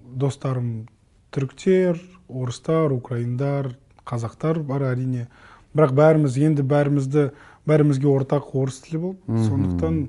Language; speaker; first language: Kazakh; non-native, local second language; Russian